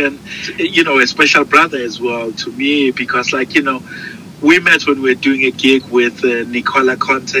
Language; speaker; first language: English; non-native, local second language; Zulu